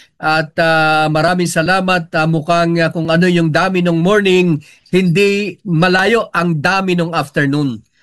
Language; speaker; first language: Filipino; native; Filipino